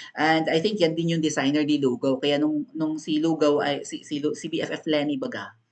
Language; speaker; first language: Filipino; native; Filipino